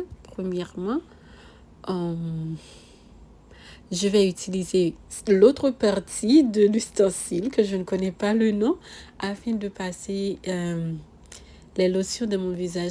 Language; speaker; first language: French; non-native, local second language; Haitian Creole